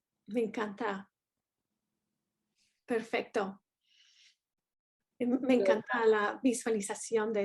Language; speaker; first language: Spanish; non-native, fluent; English